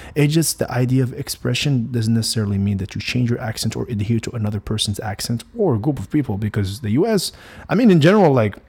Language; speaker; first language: English; non-native, fluent; Arabic